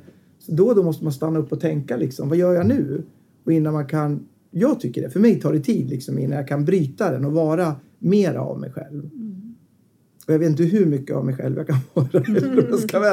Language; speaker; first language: Swedish; native; Swedish